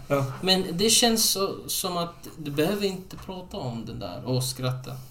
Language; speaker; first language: Swedish; non-native, fluent; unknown